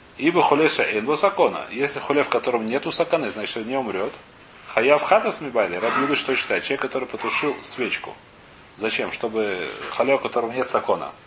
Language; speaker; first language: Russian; early bilingual, heritage; Russian